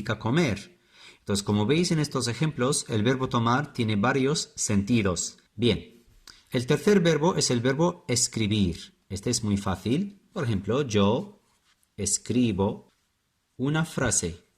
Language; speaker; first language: Spanish; non-native, fluent; Arabic